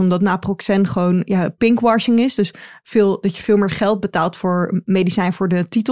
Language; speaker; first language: Dutch; native; Dutch